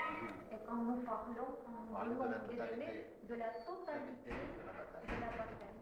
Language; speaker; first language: French; non-native, fluent; Russian